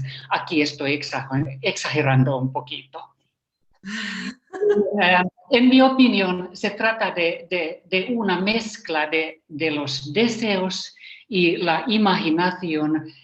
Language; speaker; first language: Spanish; non-native, fluent; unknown